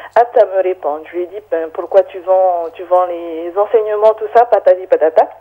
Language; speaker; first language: French; native; French